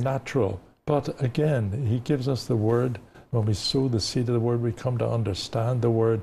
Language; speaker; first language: English; native; English